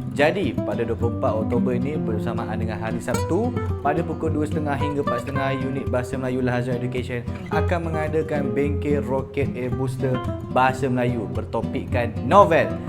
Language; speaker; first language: Malay; native; Malay